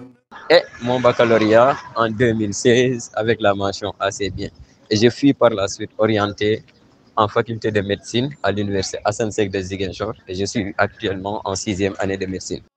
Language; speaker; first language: French; non-native, local second language; Wolof